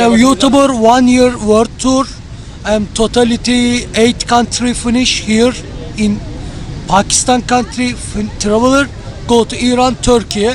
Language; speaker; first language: English; non-native, learner; Turkish